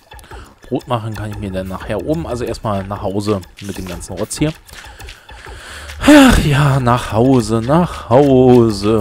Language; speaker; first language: German; native; German